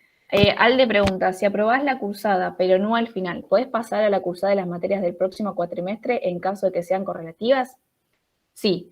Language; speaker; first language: Spanish; native; Spanish